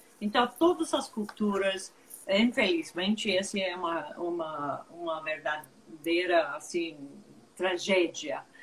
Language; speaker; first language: Portuguese; non-native, fluent; English